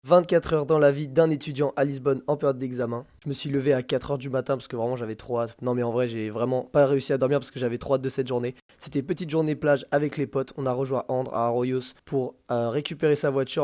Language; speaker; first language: French; native; French